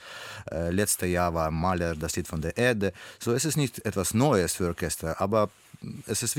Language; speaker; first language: German; non-native, learner; Russian